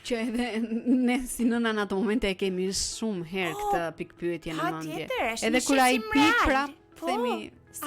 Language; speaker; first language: Albanian; native; Albanian